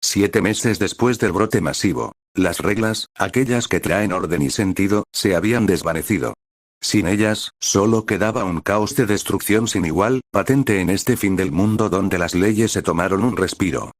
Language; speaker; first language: Spanish; native; Spanish